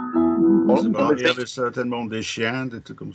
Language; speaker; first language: French; non-native, fluent; English